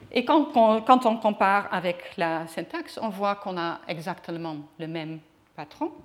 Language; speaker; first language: French; non-native, fluent; Dutch